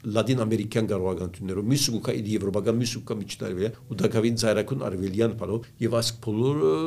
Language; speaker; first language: Armenian; early bilingual, heritage; Armenian